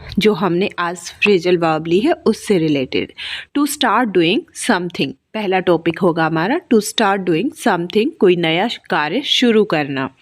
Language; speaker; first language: Hindi; native; Hindi